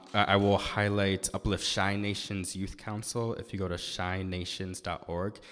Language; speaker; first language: English; native; English